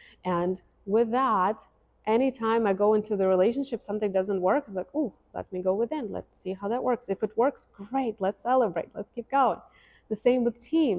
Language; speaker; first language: English; non-native, fluent; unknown